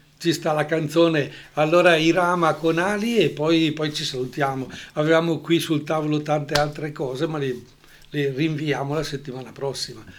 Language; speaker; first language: Italian; native; Italian